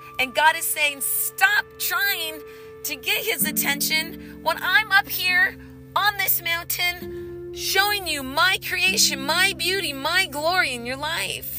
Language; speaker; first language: English; native; English